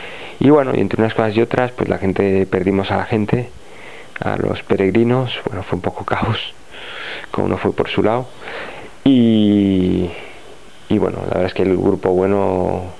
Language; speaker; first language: Spanish; native; Spanish